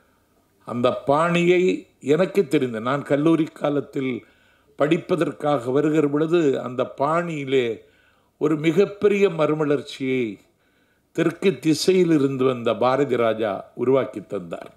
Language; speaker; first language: Tamil; native; Tamil